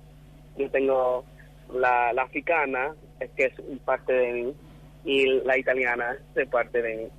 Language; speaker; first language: Spanish; non-native, fluent; English